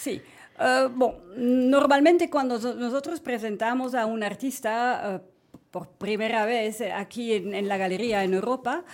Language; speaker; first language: Spanish; non-native, fluent; French